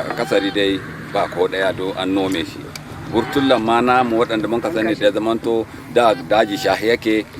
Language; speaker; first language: Hausa; non-native, local second language; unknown